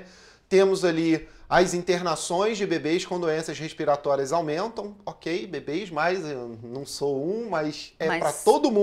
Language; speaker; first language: Portuguese; native; Portuguese